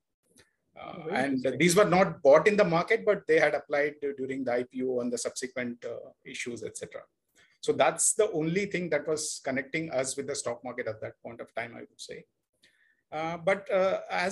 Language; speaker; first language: English; non-native, local second language; Kannada